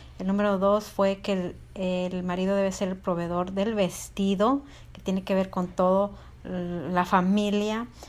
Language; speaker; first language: Spanish; early bilingual, heritage; Spanish